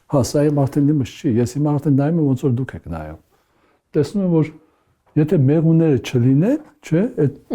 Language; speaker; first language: Armenian; early bilingual, heritage; Armenian